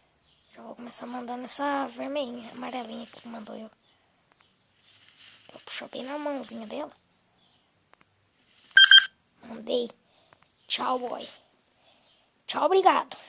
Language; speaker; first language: Portuguese; native; Portuguese